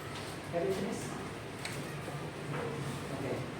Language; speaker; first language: English; non-native, fluent; Indonesian